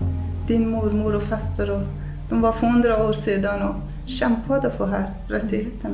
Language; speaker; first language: Swedish; non-native, fluent; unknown